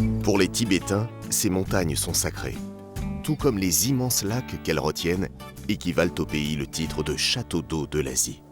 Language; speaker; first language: French; native; French